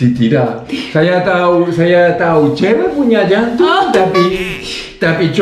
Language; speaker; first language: Indonesian; non-native, learner; Swiss German